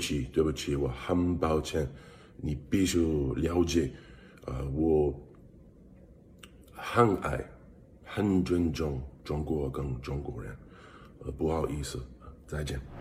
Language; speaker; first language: Chinese; non-native, learner; English